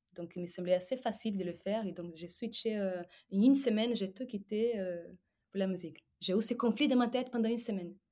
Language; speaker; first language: French; non-native, fluent; Portuguese